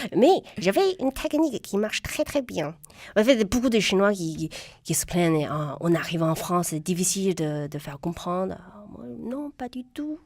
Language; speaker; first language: French; non-native, fluent; Chinese